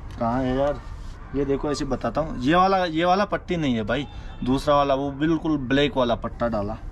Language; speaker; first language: Hindi; native; Hindi